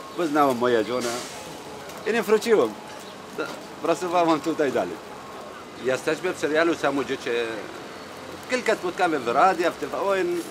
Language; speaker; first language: Polish; non-native, learner; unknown